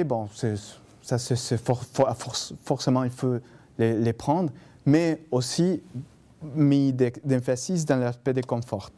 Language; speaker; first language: French; non-native, fluent; Spanish